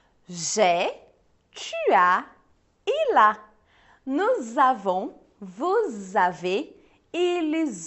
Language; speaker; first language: French; non-native, fluent; Portuguese